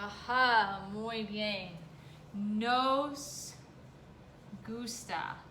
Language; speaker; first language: Spanish; non-native, fluent; English